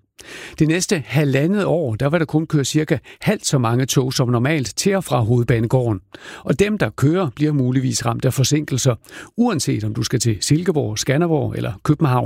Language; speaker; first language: Danish; native; Danish